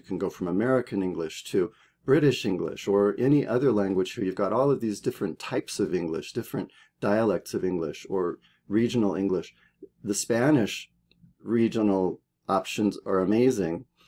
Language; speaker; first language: English; native; English